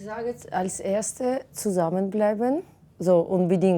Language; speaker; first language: German; non-native, fluent; Russian